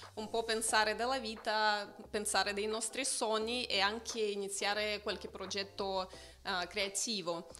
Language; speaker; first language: Italian; non-native, fluent; Russian